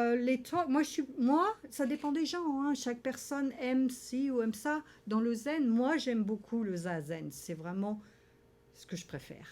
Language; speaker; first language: French; native; French